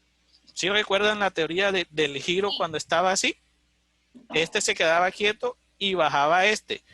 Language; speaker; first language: Spanish; native; Spanish